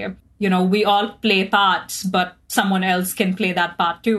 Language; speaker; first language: English; non-native, local second language; Hindi